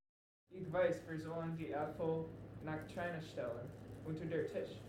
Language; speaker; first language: German; non-native, learner; English